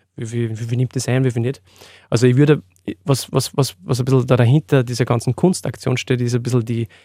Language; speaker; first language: German; native; German